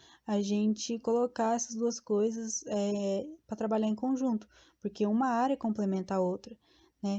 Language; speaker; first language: Portuguese; native; Portuguese